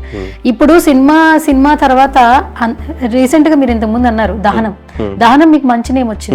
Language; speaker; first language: Telugu; native; Telugu